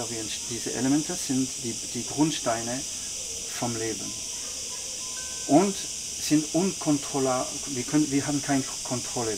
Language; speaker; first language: German; non-native, fluent; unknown